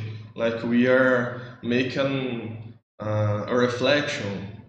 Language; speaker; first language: English; non-native, learner; Portuguese